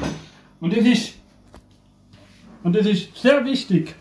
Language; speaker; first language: German; non-native, fluent; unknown